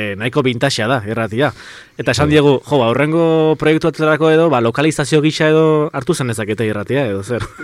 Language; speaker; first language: Basque; native; Basque